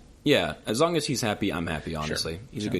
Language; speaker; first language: English; native; English